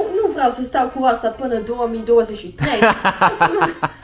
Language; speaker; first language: Romanian; non-native, learner; Dutch